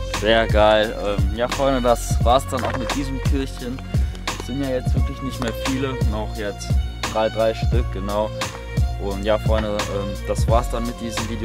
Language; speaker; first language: German; native; German